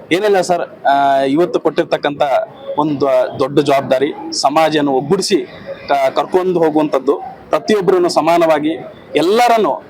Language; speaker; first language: Kannada; non-native, local second language; Lambadi